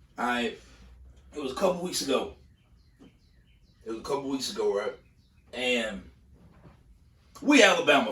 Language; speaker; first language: English; native; English